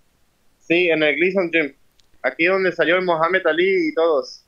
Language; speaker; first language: Spanish; early bilingual, heritage; Spanish